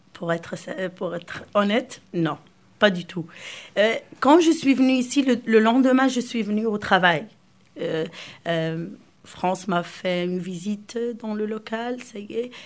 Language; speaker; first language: French; non-native, local second language; Arabic